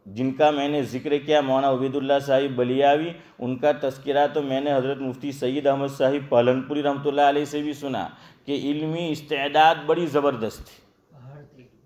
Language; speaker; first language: Hindi; non-native, local second language; Gujarati